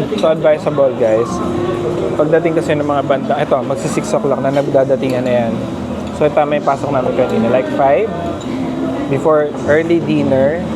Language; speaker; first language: Filipino; native; Filipino